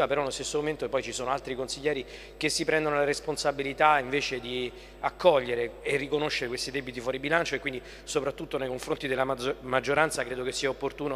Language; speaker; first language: Italian; native; Italian